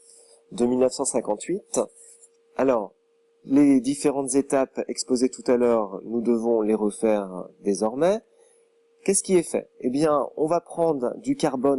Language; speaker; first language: French; native; French